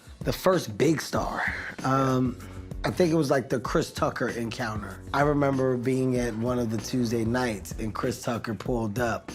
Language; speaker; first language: English; native; English